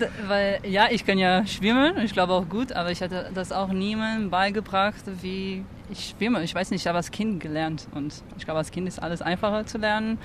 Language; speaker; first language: German; non-native, fluent; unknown